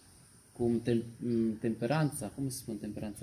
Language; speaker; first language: Romanian; non-native, learner; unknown